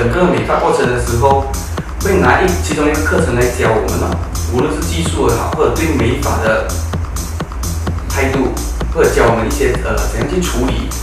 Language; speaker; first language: Chinese; native; Chinese